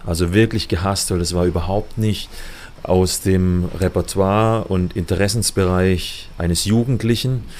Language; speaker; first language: German; native; German